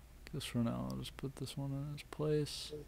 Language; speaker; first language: English; native; English